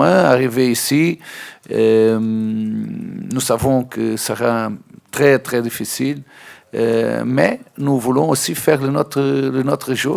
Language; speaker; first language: French; non-native, fluent; Portuguese